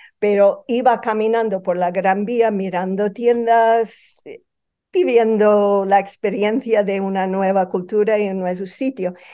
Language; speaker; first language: Spanish; non-native, fluent; English